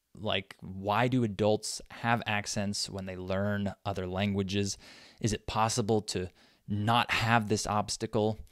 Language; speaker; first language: English; native; English